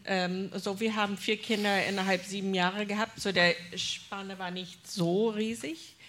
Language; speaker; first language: German; non-native, fluent; English